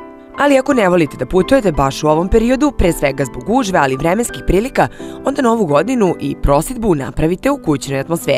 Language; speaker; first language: Croatian; native; Croatian